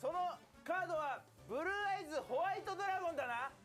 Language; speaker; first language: Japanese; native; Japanese